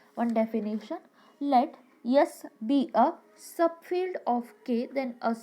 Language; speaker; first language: English; non-native, local second language; Kannada